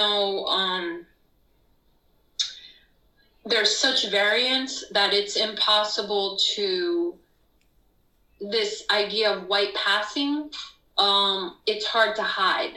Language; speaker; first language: English; non-native, fluent; Spanish